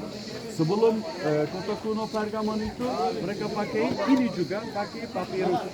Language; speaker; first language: Indonesian; non-native, learner; Turkish